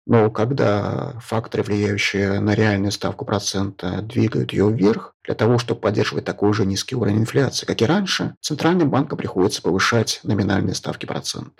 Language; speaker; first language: Russian; native; Russian